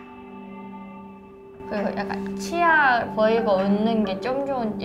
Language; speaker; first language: Korean; non-native, fluent; Japanese